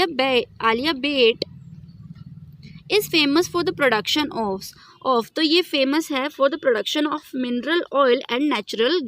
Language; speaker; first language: Hindi; native; Hindi